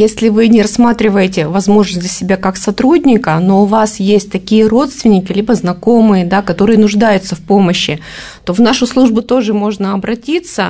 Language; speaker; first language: Russian; native; Russian